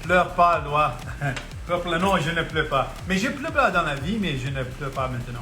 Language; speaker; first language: French; non-native, local second language; Punjabi